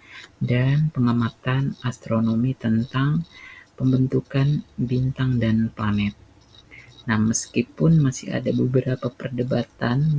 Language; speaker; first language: Indonesian; native; Indonesian